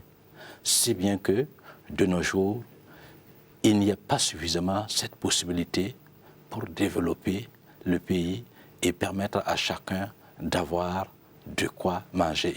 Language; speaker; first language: French; non-native, local second language; Mossi